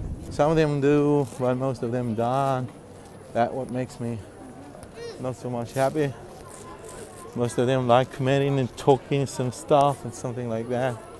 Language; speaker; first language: English; non-native, fluent; Russian